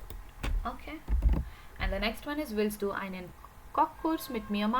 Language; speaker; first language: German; non-native, fluent; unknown